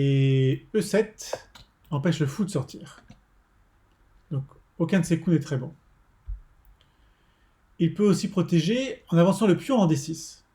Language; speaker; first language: French; native; French